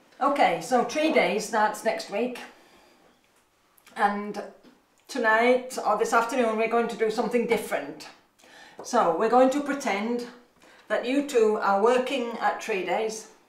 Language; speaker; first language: English; early bilingual, other home language; German